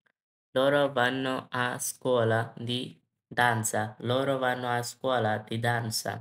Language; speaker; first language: Italian; non-native, learner; Bangla